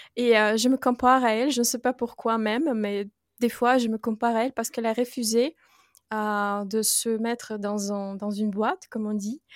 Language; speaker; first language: French; non-native, fluent; Russian